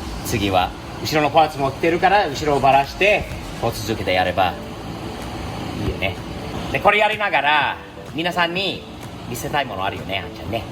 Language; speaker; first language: Japanese; non-native, fluent; English